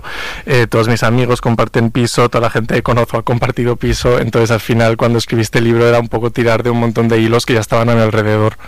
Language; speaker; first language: Spanish; native; Spanish